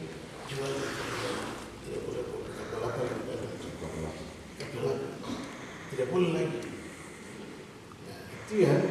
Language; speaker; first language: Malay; non-native, local second language; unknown